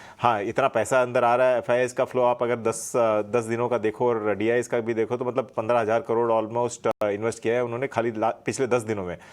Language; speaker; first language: Hindi; non-native, local second language; Tamil